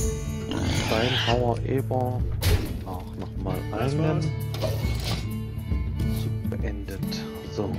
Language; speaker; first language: German; native; German